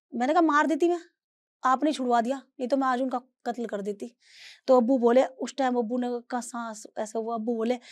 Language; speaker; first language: Hindi; native; Hindi